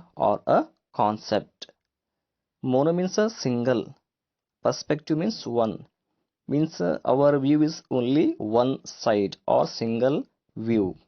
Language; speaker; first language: English; non-native, local second language; Kannada